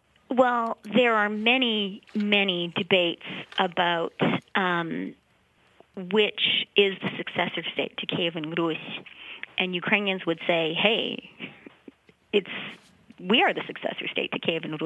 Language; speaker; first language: English; early bilingual, other home language; Ukrainian